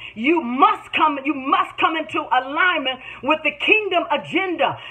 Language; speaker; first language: English; native; English